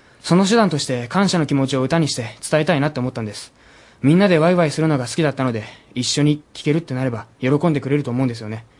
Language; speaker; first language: Japanese; native; Japanese